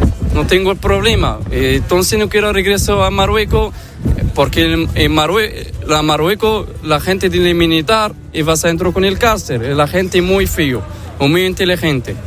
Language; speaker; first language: Spanish; non-native, learner; Arabic